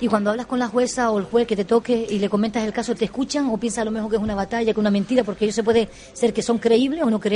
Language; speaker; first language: Spanish; native; Spanish